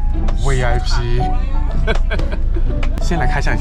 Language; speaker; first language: Chinese; native; Chinese